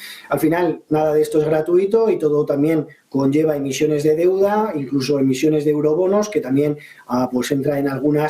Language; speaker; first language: Spanish; native; Spanish